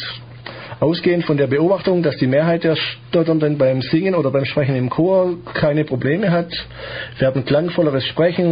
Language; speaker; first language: German; native; German